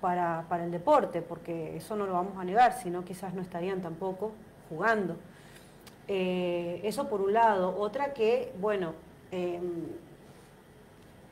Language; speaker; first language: Spanish; native; Spanish